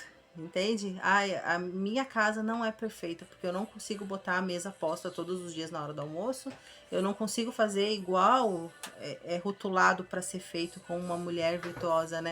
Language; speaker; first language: Portuguese; native; Portuguese